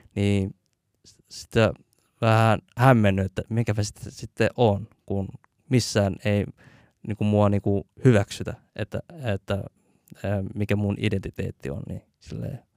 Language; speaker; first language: Finnish; early bilingual, other home language; Vietnamese